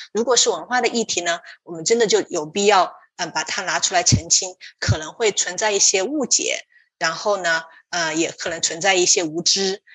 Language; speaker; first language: Chinese; native; Chinese